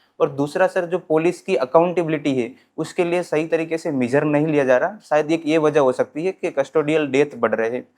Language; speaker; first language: Hindi; non-native, local second language; Gujarati